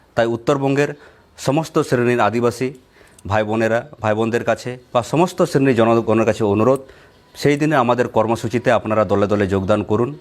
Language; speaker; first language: Bangla; non-native, local second language; Santali